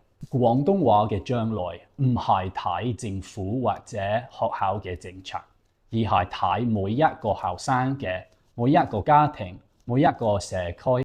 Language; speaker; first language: Cantonese; non-native, fluent; English